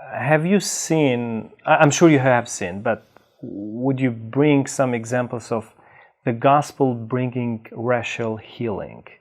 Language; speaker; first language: English; non-native, fluent; Albanian